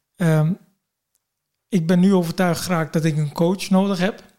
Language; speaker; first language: Dutch; non-native, fluent; Kurdish